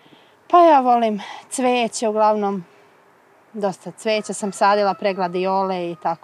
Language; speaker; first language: Serbian; native; Serbian